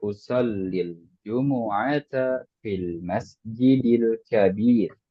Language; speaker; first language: Arabic; non-native, fluent; Indonesian